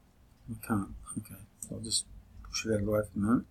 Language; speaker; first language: English; native; English